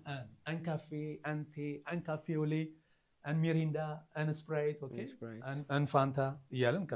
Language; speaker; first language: French; non-native, fluent; Amharic